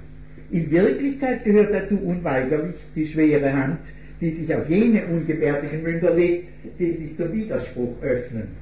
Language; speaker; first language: German; native; German